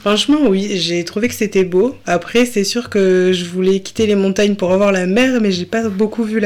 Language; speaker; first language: French; native; French